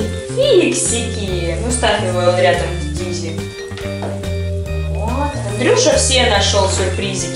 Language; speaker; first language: Russian; native; Russian